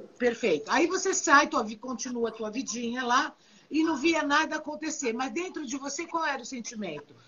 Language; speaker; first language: Portuguese; native; Portuguese